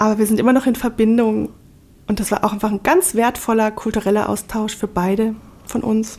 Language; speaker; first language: German; native; German